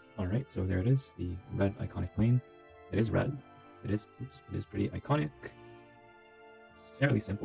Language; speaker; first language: English; native; English